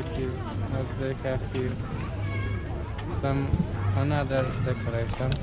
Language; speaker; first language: English; non-native, learner; Polish